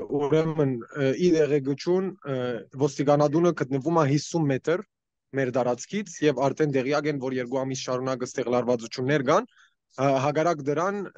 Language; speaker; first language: Armenian; early bilingual, heritage; Armenian